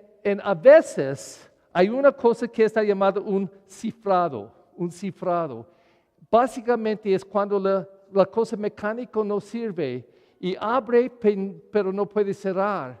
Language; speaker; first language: Spanish; non-native, learner; English